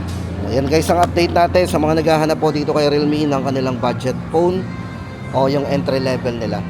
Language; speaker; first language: Filipino; native; Filipino